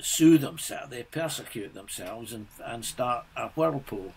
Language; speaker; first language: English; native; English